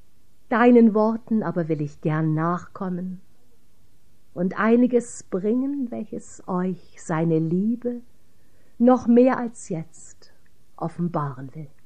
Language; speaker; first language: German; native; German